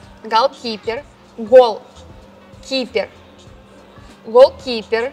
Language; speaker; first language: Russian; native; Russian